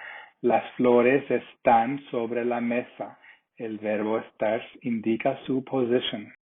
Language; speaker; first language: Spanish; non-native, fluent; English